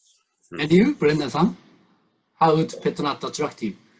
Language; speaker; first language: English; non-native, learner; Japanese